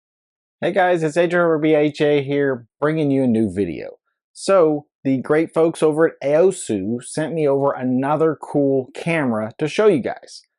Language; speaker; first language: English; native; English